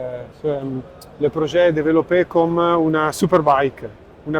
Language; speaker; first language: French; non-native, learner; Italian